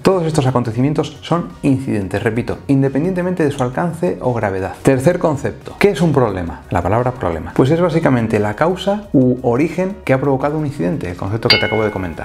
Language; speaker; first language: Spanish; native; Spanish